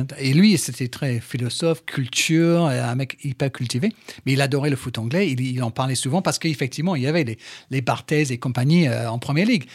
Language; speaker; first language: French; non-native, fluent; English